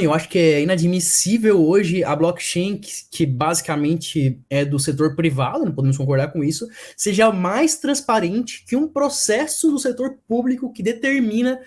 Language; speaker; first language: Portuguese; native; Portuguese